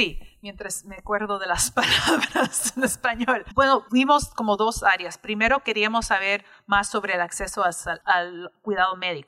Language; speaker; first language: Spanish; early bilingual, heritage; English